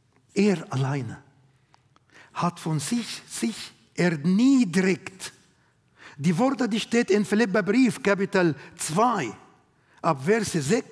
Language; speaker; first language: German; non-native, learner; Arabic